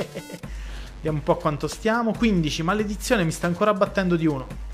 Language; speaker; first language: Italian; native; Italian